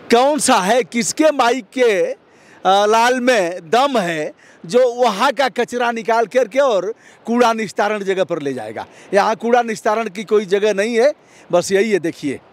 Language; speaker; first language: Hindi; native; Hindi